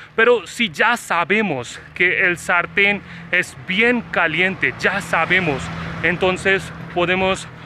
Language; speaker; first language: Spanish; non-native, fluent; Hindi